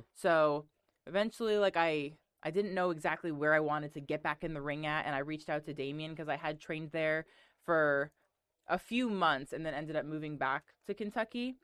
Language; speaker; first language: English; native; English